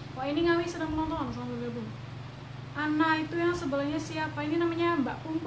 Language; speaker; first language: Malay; non-native, local second language; Javanese